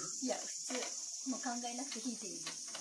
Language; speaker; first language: Japanese; native; Japanese